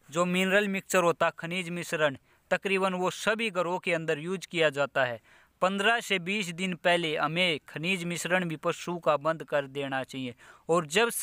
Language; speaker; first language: Hindi; native; Hindi